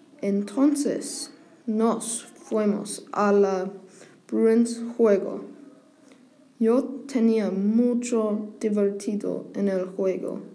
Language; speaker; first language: Spanish; non-native, learner; English